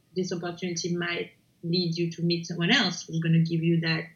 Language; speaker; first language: English; non-native, fluent; French